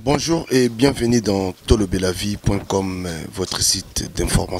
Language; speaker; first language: French; non-native, local second language; Lingala